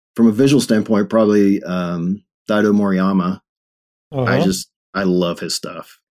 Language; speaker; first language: English; native; English